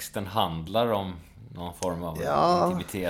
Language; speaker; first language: Swedish; native; Swedish